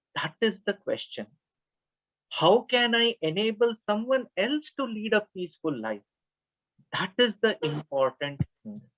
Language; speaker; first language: English; non-native, local second language; Kannada